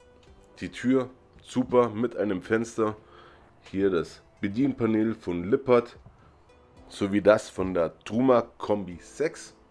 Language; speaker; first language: German; native; German